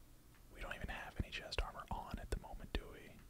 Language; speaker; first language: English; native; English